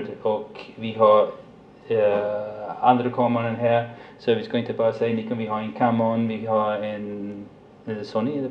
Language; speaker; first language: Swedish; non-native, fluent; English